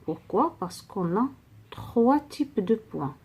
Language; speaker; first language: French; non-native, local second language; Arabic